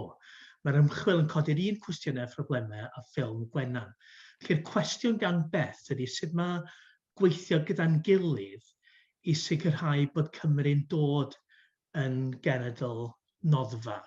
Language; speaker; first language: Welsh; native; Welsh